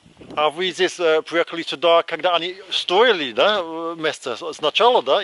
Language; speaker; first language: Russian; non-native, fluent; English